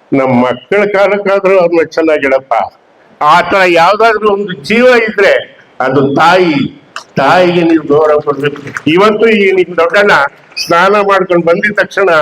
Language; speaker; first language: Kannada; native; Kannada